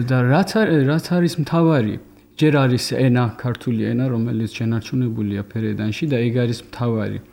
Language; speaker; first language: Georgian; early bilingual, heritage; Georgian